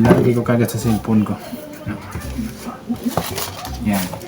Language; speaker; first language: Filipino; native; Filipino